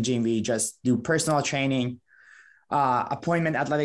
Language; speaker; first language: English; non-native, fluent; Persian